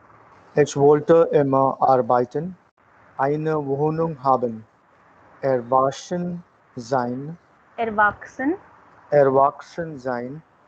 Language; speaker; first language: German; non-native, learner; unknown